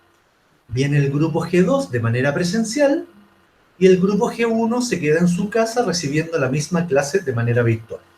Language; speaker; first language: Spanish; native; Spanish